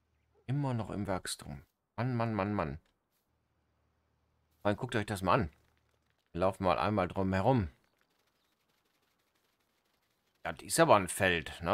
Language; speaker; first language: German; native; German